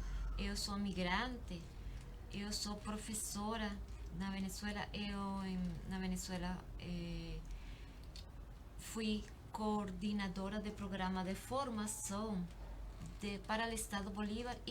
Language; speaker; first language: Portuguese; non-native, learner; Spanish